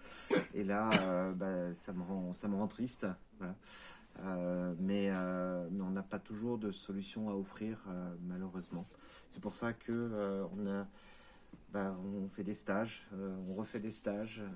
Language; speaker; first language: French; native; French